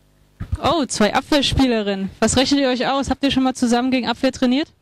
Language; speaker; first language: German; native; German